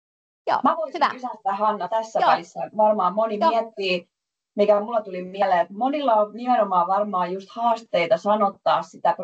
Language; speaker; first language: Finnish; native; Finnish